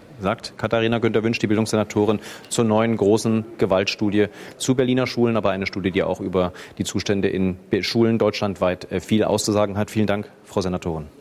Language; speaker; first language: German; native; German